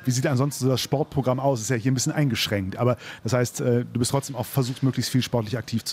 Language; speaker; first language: German; native; German